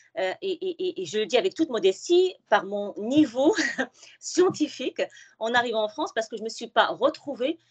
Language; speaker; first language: French; non-native, local second language; Arabic